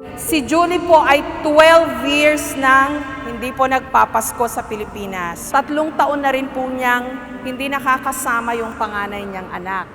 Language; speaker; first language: Filipino; native; Filipino